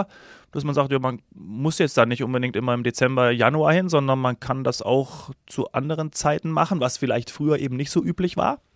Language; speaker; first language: German; native; German